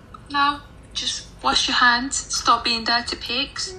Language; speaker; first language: English; non-native, fluent; Spanish